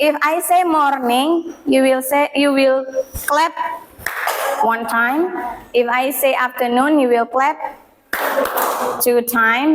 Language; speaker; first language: English; non-native, fluent; Indonesian